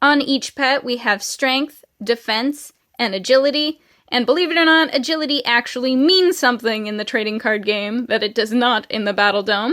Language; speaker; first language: English; native; English